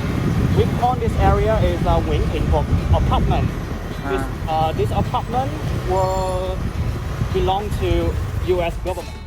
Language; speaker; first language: English; non-native, learner; Vietnamese